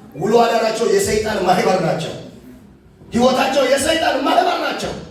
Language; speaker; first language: Amharic; non-native, local second language; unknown